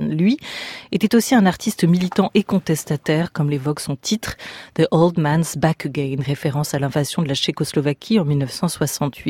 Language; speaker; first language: French; native; French